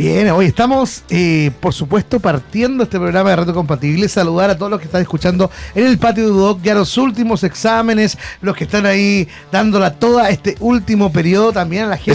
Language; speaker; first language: Spanish; native; Spanish